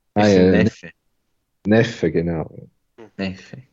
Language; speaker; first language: German; native; German